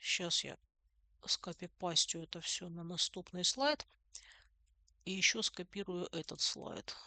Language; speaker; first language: Ukrainian; non-native, local second language; Russian